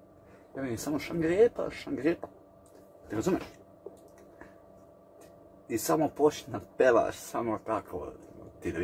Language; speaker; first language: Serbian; early bilingual, heritage; English